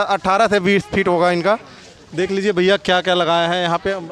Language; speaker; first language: Hindi; native; Hindi